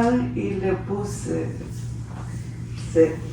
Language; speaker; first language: French; non-native, learner; Spanish